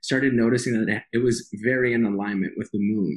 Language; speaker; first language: English; native; English